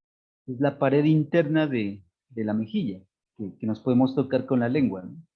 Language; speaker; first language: Spanish; native; Spanish